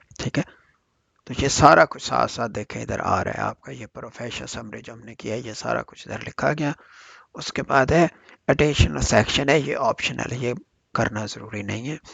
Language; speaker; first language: Urdu; native; Urdu